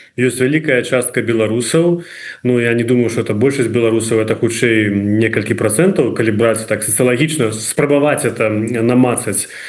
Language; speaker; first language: Belarusian; non-native, local second language; Russian